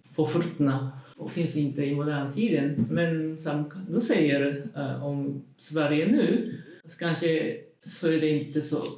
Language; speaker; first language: Swedish; non-native, learner; Japanese